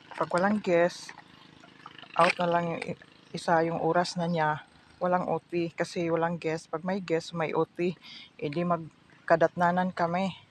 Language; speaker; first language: Filipino; non-native, local second language; Cebuano